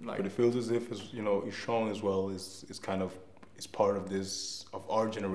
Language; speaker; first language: English; non-native, fluent; Danish